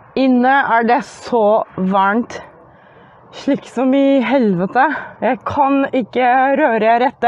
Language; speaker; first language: Norwegian; non-native, fluent; Polish